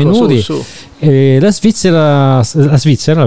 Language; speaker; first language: Italian; native; Italian